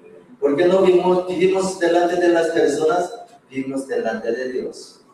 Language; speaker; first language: Spanish; non-native, fluent; Korean